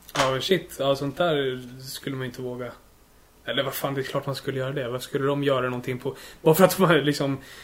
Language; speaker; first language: Swedish; native; Swedish